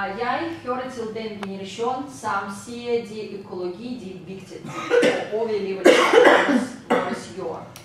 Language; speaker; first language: Danish; non-native, fluent; Russian